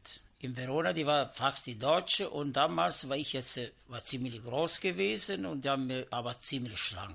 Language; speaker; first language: German; non-native, learner; Italian